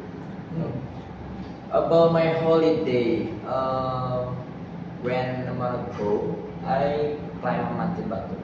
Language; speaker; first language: English; non-native, learner; Indonesian